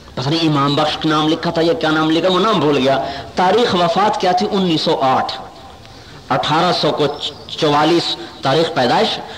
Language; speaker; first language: Urdu; non-native, local second language; Punjabi